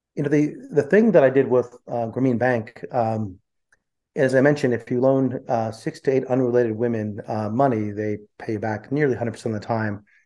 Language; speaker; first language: English; early bilingual, other home language; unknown